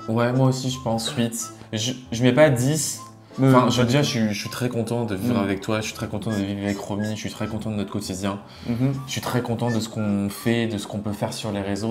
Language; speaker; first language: French; native; French